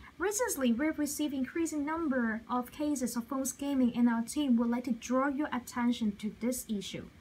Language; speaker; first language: English; non-native, local second language; Cantonese